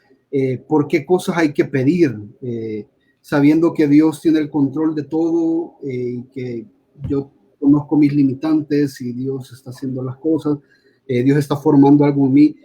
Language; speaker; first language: Spanish; native; Spanish